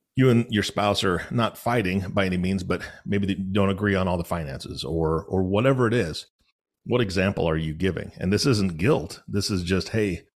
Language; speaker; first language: English; native; English